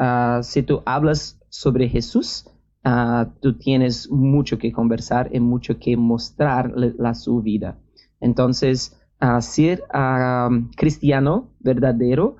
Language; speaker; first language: Spanish; non-native, learner; Portuguese